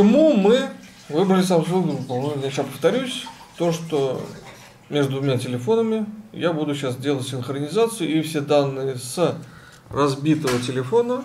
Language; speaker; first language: Russian; native; Russian